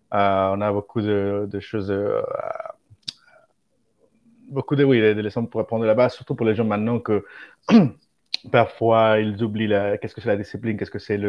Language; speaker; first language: French; non-native, fluent; Spanish